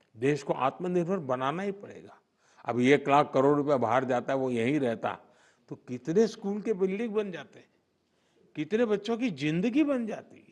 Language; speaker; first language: Hindi; non-native, local second language; Gujarati